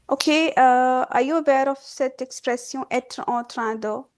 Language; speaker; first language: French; non-native, fluent; Hindi